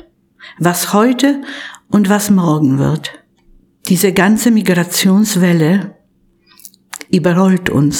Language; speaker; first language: German; non-native, fluent; Polish